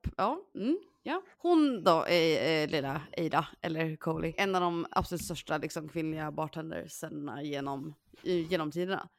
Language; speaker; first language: Swedish; native; Swedish